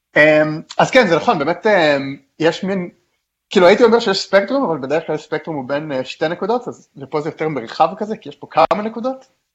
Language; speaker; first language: Hebrew; native; Hebrew